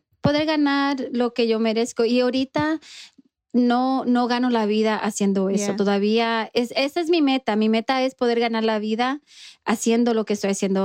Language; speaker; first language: Spanish; early bilingual, heritage; Spanish